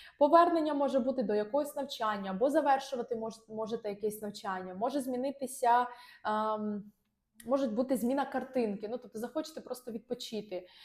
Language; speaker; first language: Ukrainian; non-native, local second language; Russian